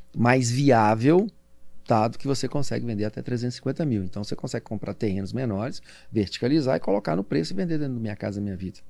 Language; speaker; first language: Portuguese; native; Portuguese